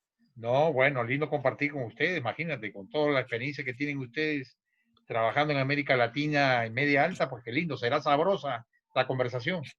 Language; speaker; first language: Spanish; native; Spanish